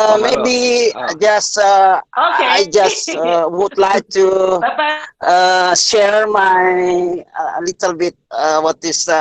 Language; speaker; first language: English; non-native, learner; Indonesian